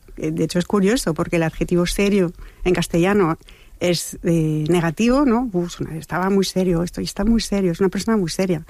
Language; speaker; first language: Spanish; non-native, fluent; French